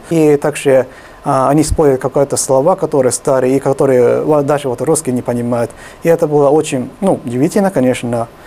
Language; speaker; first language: Russian; non-native, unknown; Japanese